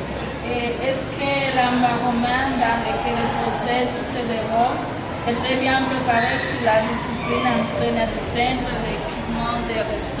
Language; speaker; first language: French; non-native, learner; Spanish